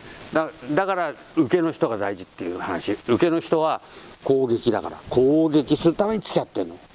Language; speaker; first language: Japanese; native; Japanese